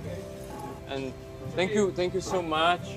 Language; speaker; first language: English; non-native, learner; Czech